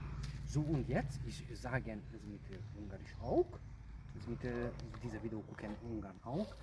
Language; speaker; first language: German; non-native, learner; Hungarian